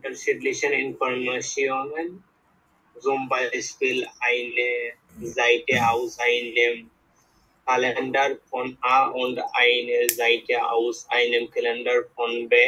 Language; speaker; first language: German; non-native, learner; Bangla